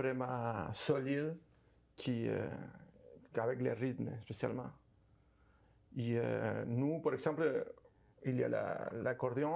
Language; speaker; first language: French; non-native, learner; Spanish